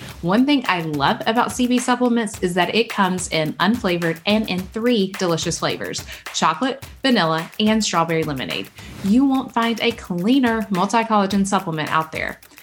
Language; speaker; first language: English; native; English